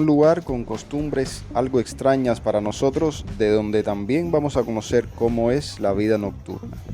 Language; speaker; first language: Spanish; native; Spanish